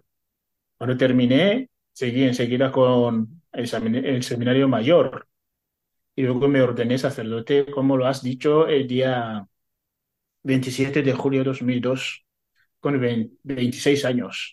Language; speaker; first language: Spanish; non-native, fluent; Kinyarwanda